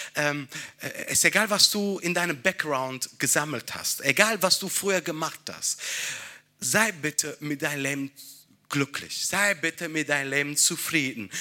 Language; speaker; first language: German; non-native, fluent; Italian